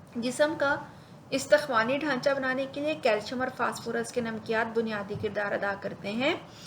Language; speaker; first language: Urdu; native; Urdu